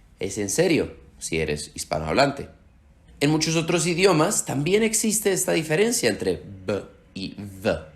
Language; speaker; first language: Spanish; early bilingual, heritage; Slovak